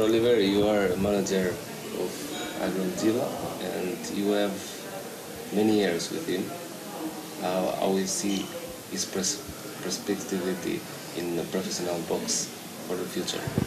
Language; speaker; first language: English; non-native, learner; Albanian